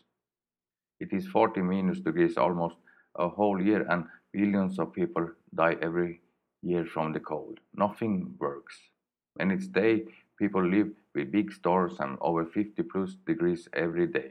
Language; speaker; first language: English; non-native, learner; Swedish